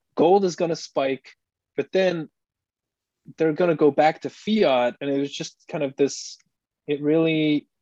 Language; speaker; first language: English; non-native, fluent; Dutch